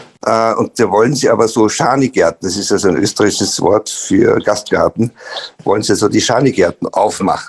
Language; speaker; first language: German; native; German